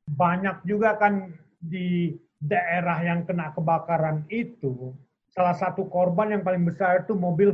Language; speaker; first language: Indonesian; native; Indonesian